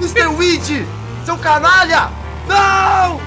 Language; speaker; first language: Portuguese; native; Portuguese